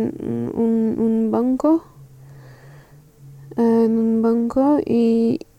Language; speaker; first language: Spanish; non-native, learner; French